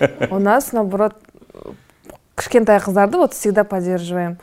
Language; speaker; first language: Russian; non-native, local second language; Kazakh